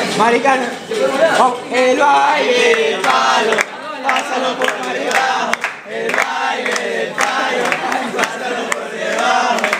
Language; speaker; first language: Spanish; native; Spanish